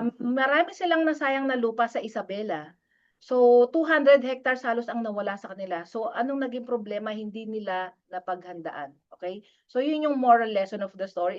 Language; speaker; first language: Filipino; non-native, local second language; Pampanga